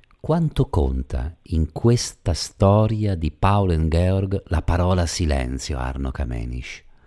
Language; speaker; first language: Italian; native; Italian